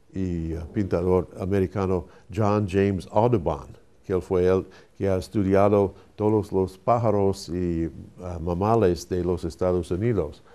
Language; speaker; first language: Spanish; non-native, fluent; English